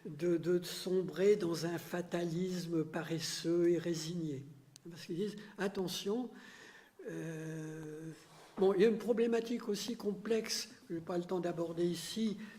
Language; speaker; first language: French; native; French